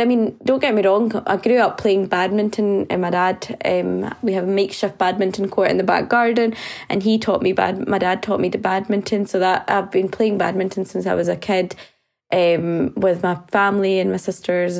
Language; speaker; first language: English; native; English